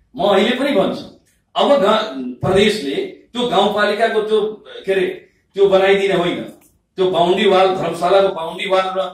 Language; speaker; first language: Nepali; non-native, local second language; Bhojpuri